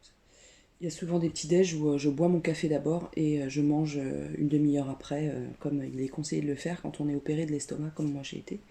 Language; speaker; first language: French; native; French